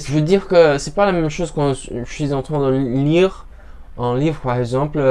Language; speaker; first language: French; non-native, learner; Portuguese